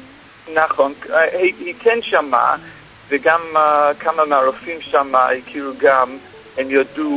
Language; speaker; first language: Hebrew; non-native, fluent; English